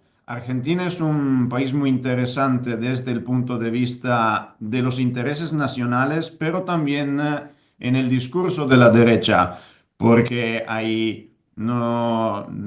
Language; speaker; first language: Spanish; non-native, fluent; Italian